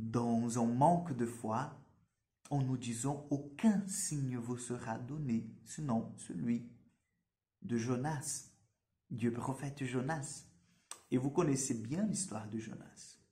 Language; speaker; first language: French; non-native, fluent; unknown